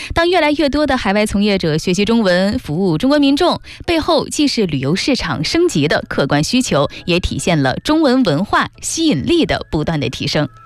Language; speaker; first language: Chinese; native; Chinese